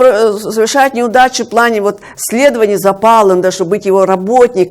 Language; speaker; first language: Russian; native; Russian